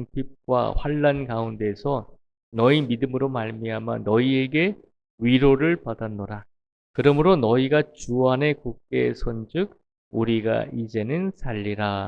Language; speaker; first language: Korean; native; Korean